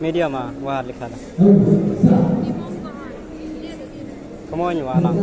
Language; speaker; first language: Hindi; non-native, local second language; Khasi